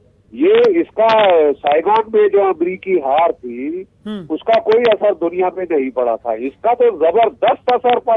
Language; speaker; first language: Hindi; native; Hindi